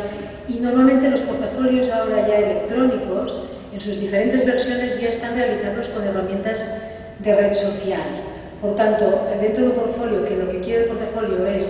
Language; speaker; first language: Spanish; native; Spanish